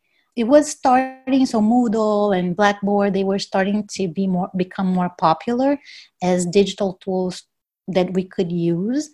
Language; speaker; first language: English; non-native, fluent; Portuguese